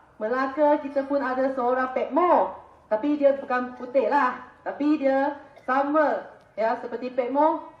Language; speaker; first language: Malay; non-native, local second language; Chinese